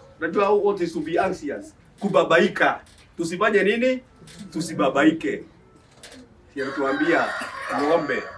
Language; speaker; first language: Swahili; non-native, local second language; Embu